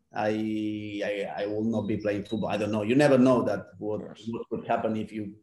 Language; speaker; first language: English; non-native, fluent; Spanish